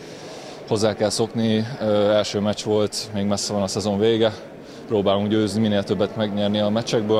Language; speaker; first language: Hungarian; native; Hungarian